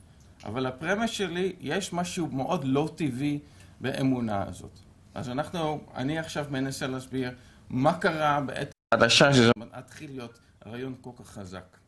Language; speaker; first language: Hebrew; non-native, fluent; Dutch